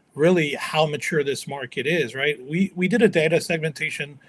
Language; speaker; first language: English; native; English